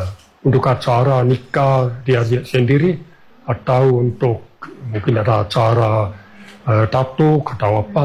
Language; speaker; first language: Indonesian; non-native, fluent; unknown